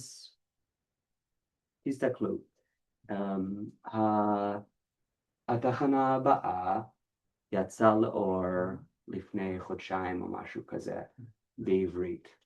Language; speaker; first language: Hebrew; non-native, fluent; English